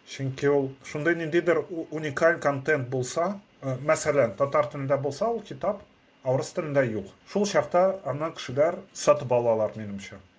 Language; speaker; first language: Tatar; native; Tatar